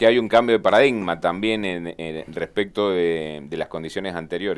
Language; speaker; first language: Spanish; native; Spanish